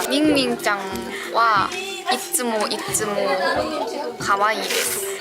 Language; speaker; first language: Japanese; non-native, learner; Korean